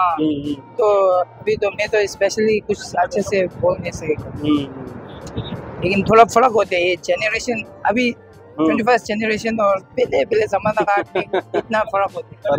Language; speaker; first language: Hindi; non-native, local second language; Tibetan